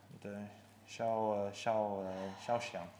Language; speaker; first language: Chinese; non-native, learner; English